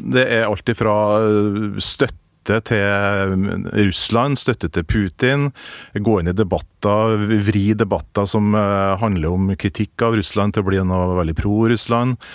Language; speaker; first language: Norwegian; native; Norwegian